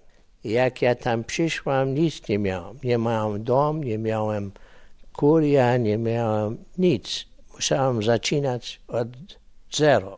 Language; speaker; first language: Polish; early bilingual, heritage; English